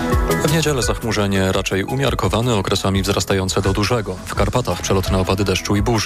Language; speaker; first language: Polish; native; Polish